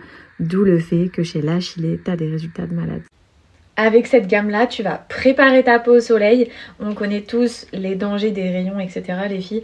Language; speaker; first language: French; native; French